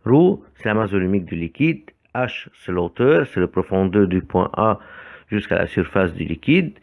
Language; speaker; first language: French; non-native, fluent; Arabic